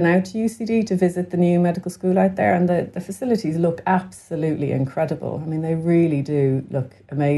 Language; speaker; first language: English; native; English